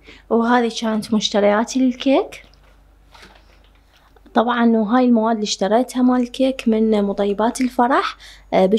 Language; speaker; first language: Arabic; native; Arabic